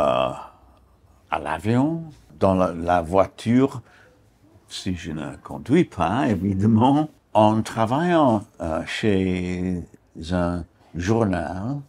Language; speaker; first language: French; non-native, fluent; English